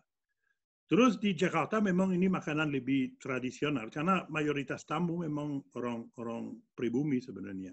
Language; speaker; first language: Indonesian; non-native, fluent; French